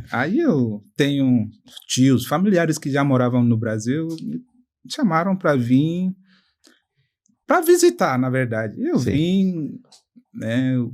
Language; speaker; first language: Portuguese; non-native, fluent; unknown